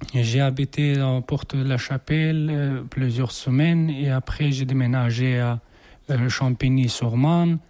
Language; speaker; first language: French; non-native, learner; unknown